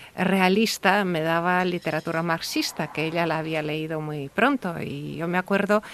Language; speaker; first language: Spanish; early bilingual, heritage; Russian